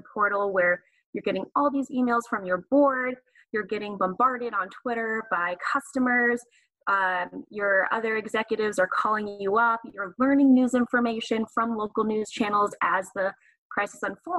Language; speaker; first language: English; native; English